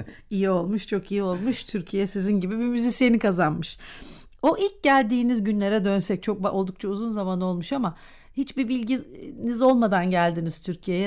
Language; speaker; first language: Turkish; native; Turkish